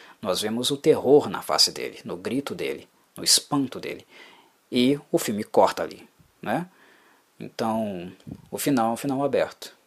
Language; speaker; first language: Portuguese; native; Portuguese